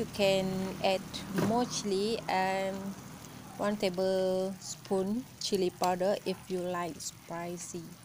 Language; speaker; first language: English; non-native, local second language; Malay